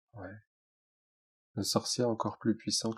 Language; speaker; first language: French; native; French